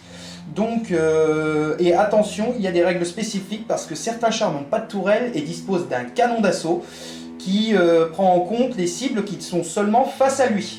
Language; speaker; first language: French; native; French